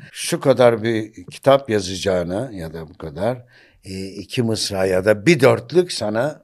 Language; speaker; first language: Turkish; native; Turkish